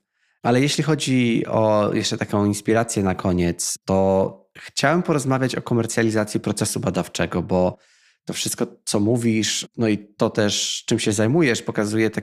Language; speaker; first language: Polish; native; Polish